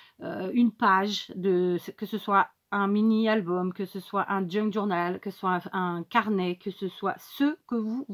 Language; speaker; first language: French; native; French